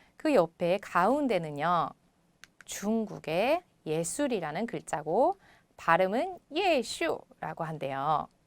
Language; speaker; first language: Korean; non-native, fluent; Japanese